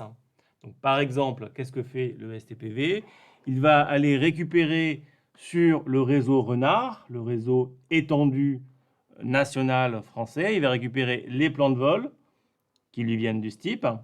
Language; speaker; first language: French; native; French